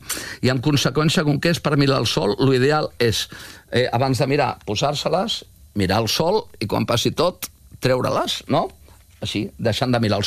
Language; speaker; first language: Catalan; native; Catalan